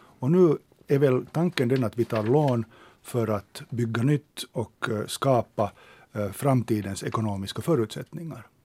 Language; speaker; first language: Swedish; native; Swedish